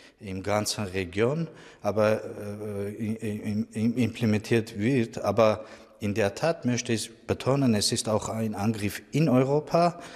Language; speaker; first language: German; non-native, fluent; Armenian